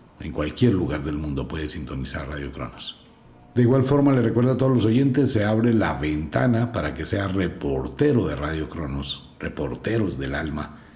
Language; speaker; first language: Spanish; native; Spanish